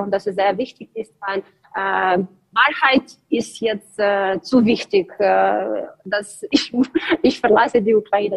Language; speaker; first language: German; non-native, learner; Ukrainian